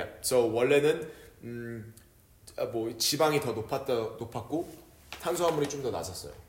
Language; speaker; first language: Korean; early bilingual, heritage; Korean